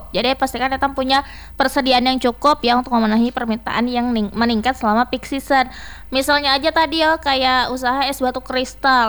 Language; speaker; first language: Indonesian; native; Indonesian